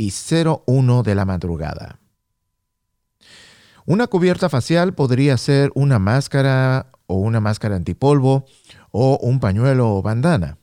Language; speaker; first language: Spanish; native; Spanish